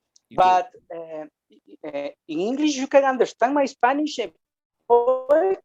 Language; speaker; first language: English; non-native, learner; Spanish